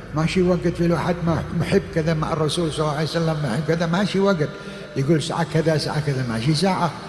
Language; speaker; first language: Arabic; non-native, fluent; Indonesian